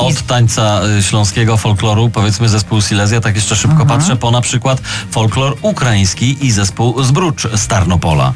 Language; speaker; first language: Polish; native; Polish